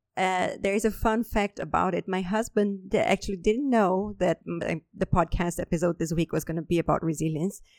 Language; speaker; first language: English; non-native, fluent; Portuguese